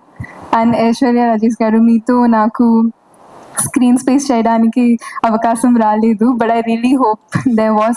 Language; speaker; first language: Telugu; non-native, fluent; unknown